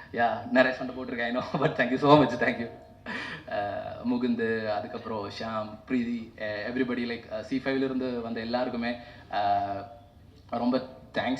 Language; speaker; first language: Tamil; non-native, learner; Malayalam